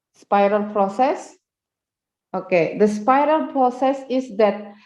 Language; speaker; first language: English; non-native, fluent; Indonesian